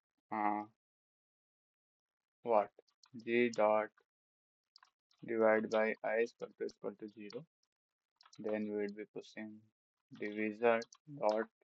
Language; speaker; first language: English; non-native, local second language; Hindi